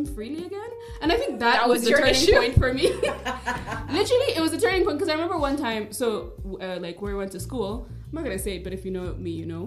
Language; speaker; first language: English; non-native, local second language; Kinyarwanda